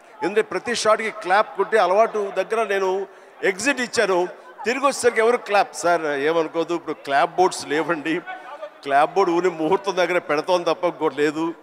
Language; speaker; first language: Telugu; native; Telugu